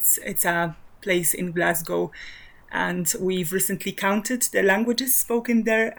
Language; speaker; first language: English; non-native, fluent; Polish